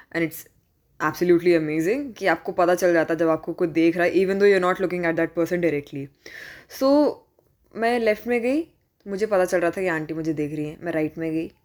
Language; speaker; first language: Hindi; native; Hindi